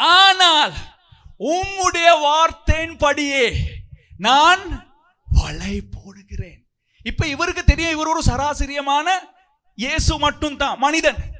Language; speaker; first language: Tamil; non-native, local second language; Sinhala